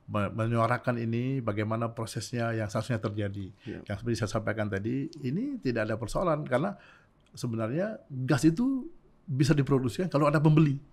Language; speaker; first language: Indonesian; native; Indonesian